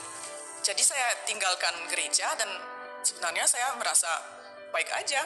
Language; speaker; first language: Indonesian; non-native, fluent; German